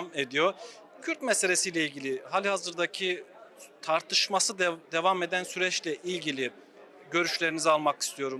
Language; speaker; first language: Turkish; native; Turkish